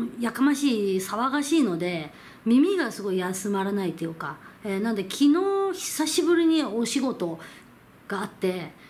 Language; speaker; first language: Japanese; non-native, fluent; Korean